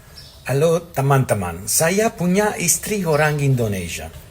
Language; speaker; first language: Indonesian; non-native, learner; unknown